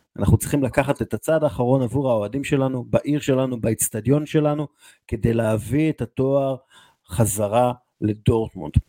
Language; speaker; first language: Hebrew; native; Hebrew